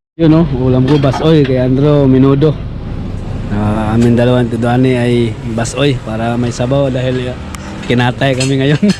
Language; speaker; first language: Filipino; non-native, local second language; Cebuano